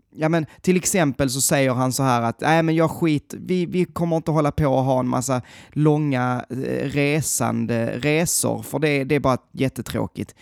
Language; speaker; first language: Swedish; native; Swedish